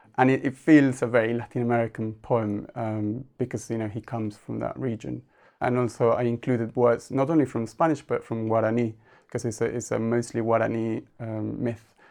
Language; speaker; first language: English; non-native, fluent; Spanish